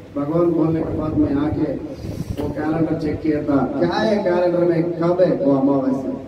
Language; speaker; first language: Hindi; non-native, local second language; Telugu